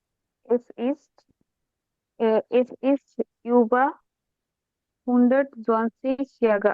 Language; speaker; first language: German; non-native, learner; Bangla